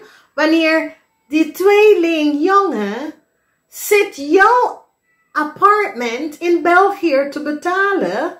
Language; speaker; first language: Dutch; non-native, fluent; English